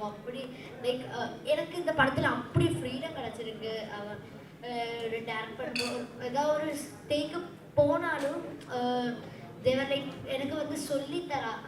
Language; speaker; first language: Tamil; non-native, learner; Malayalam